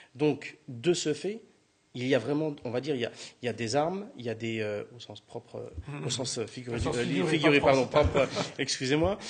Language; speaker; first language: French; native; French